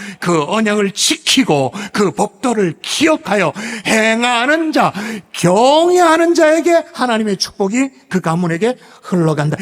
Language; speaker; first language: Korean; native; Korean